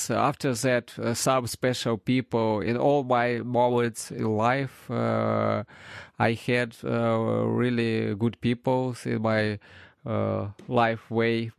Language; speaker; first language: English; non-native, learner; Ukrainian